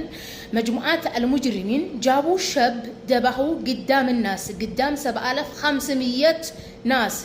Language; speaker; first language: Arabic; non-native, fluent; Amharic